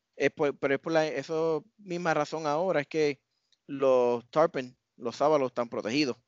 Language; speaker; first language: Spanish; native; Spanish